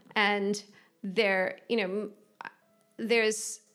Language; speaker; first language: English; native; English